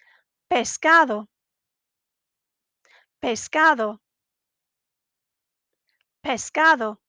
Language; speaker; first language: Spanish; non-native, fluent; English